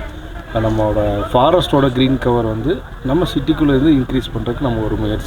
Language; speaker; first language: Tamil; native; Tamil